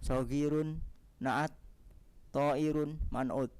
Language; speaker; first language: Arabic; non-native, learner; Indonesian